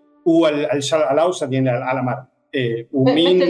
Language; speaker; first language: Arabic; non-native, fluent; Spanish